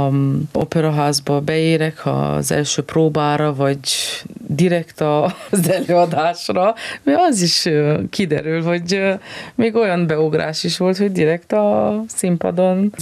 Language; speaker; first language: Hungarian; non-native, fluent; Romanian